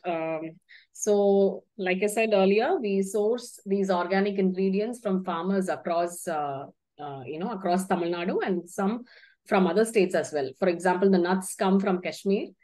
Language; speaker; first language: English; non-native, local second language; Tamil